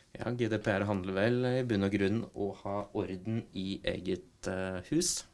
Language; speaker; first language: Norwegian; native; Norwegian